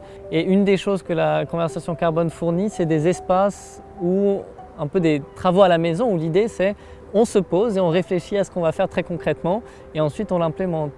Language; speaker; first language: French; native; French